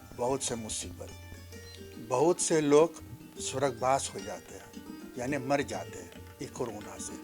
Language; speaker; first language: Hindi; early bilingual, heritage; Hindi